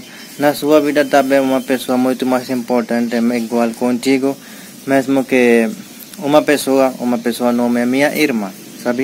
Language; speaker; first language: Portuguese; non-native, learner; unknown